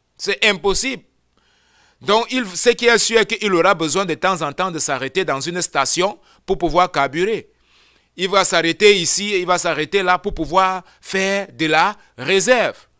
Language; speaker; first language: French; non-native, local second language; Lingala